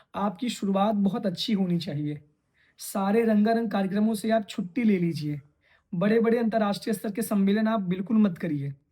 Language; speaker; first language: Hindi; native; Hindi